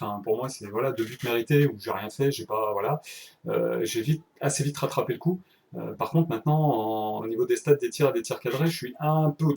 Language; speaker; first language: French; native; French